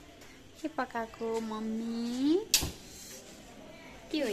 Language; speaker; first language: Chinese; non-native, learner; Nepali